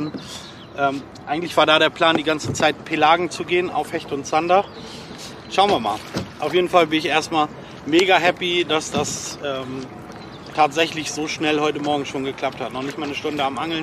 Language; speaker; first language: German; native; German